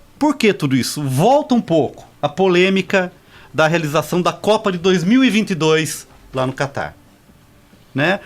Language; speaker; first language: Portuguese; native; Portuguese